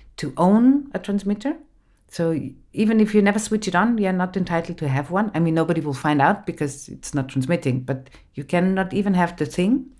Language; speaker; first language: English; non-native, fluent; German